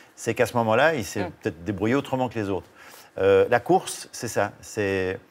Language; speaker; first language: French; native; French